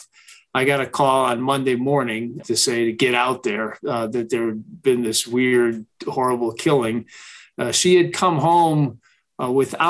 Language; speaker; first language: English; native; English